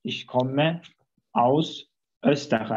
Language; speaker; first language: German; non-native, learner; Turkish